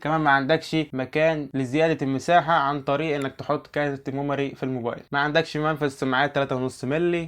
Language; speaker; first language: Arabic; native; Arabic